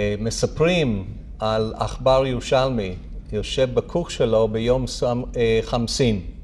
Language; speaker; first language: Hebrew; non-native, fluent; English